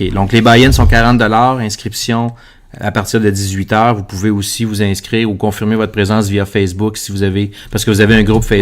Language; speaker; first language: French; native; French